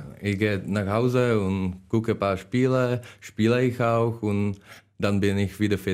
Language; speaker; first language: German; non-native, learner; Czech